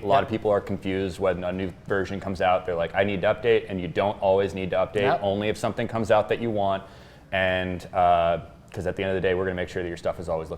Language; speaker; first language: English; native; English